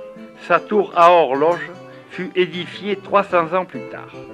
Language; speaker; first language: French; native; French